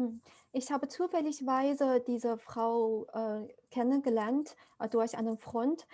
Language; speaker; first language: German; non-native, fluent; Chinese